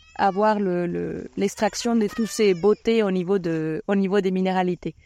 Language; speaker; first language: French; non-native, fluent; Spanish